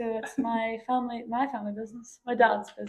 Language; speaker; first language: English; native; English